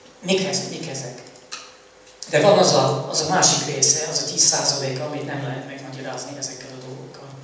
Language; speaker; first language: Hungarian; early bilingual, heritage; Hungarian